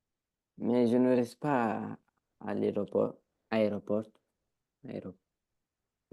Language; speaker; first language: French; non-native, learner; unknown